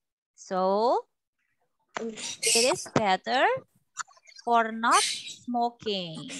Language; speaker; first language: English; non-native, fluent; Indonesian